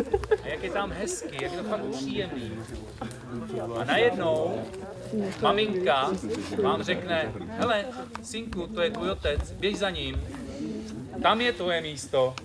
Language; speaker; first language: Czech; native; Czech